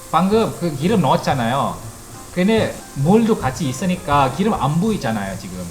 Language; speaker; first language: Korean; non-native, fluent; Malay